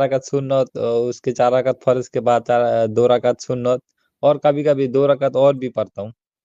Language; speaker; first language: Hindi; non-native, learner; Bangla